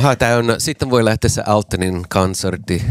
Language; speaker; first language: Finnish; non-native, fluent; English